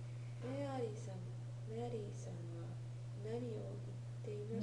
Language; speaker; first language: Japanese; non-native, learner; English